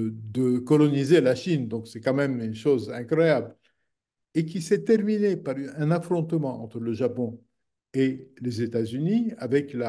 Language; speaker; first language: French; non-native, local second language; Arabic